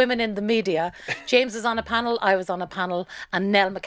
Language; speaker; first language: English; native; English